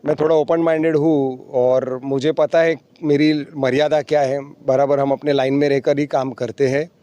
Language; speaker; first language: Hindi; non-native, local second language; Marathi